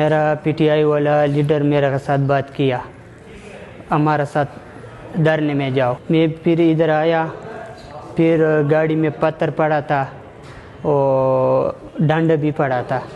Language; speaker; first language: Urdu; non-native, local second language; Pashto